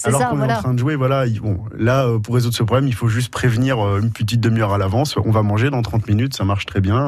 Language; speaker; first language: French; native; French